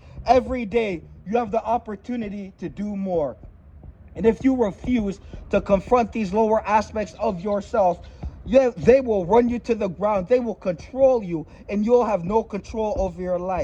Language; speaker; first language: English; native; English